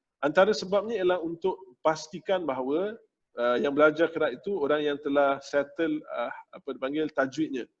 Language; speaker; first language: Malay; native; Malay